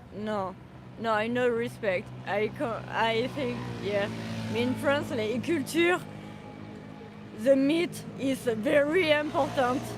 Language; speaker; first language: English; non-native, learner; French